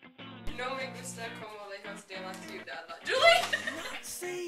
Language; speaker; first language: Spanish; non-native, learner; English